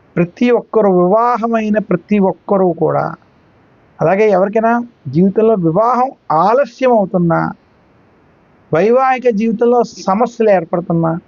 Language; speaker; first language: Telugu; native; Telugu